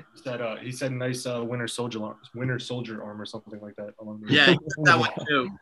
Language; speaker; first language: English; native; English